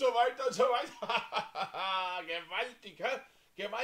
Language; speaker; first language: German; non-native, fluent; Slovenian